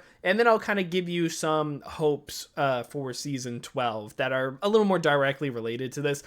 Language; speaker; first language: English; native; English